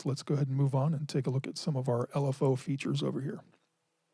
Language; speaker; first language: English; native; English